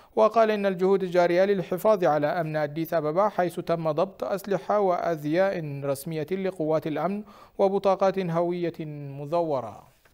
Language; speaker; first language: Arabic; non-native, fluent; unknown